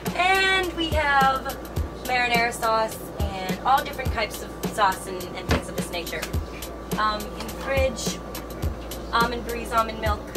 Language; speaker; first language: English; native; English